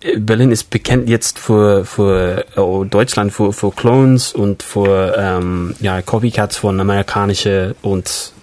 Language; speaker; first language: German; non-native, fluent; English